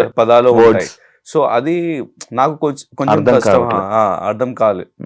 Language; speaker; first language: Telugu; non-native, learner; Hindi